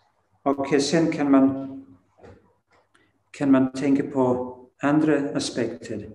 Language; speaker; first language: Swedish; non-native, fluent; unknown